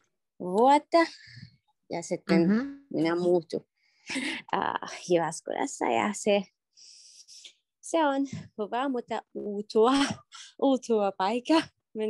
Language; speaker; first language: Finnish; non-native, learner; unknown